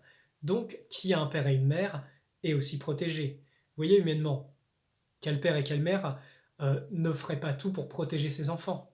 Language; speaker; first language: French; native; French